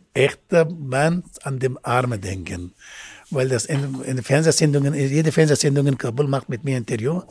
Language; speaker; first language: German; non-native, learner; Persian